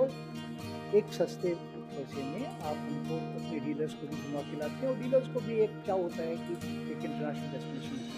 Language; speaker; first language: Hindi; native; Hindi